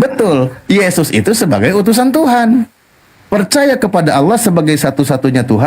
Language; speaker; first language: Indonesian; native; Indonesian